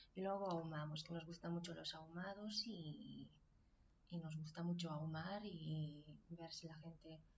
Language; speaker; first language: Spanish; non-native, fluent; Hungarian